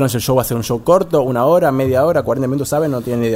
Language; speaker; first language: Spanish; native; Spanish